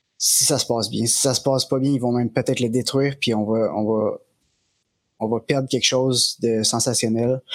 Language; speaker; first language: French; native; French